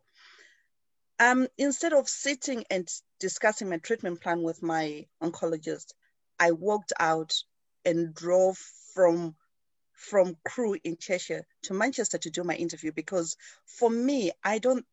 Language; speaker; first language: English; non-native, local second language; Shona